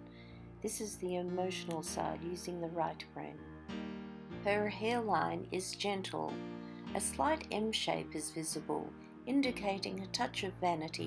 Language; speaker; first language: English; native; English